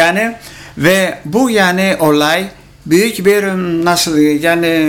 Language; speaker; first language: Turkish; non-native, local second language; Greek